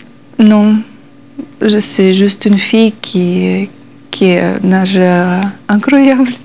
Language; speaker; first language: French; non-native, learner; Russian